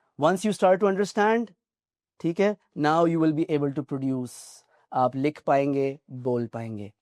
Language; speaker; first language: Urdu; native; Urdu